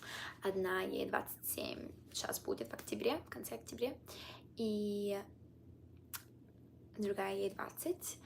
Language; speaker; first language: Russian; early bilingual, heritage; Russian